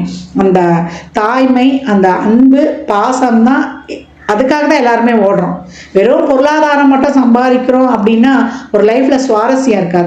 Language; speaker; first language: Tamil; native; Tamil